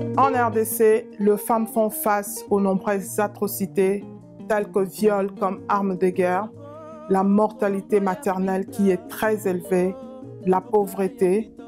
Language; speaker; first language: French; non-native, local second language; Lingala